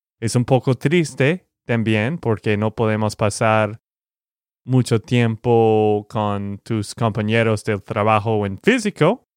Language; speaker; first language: Spanish; non-native, fluent; English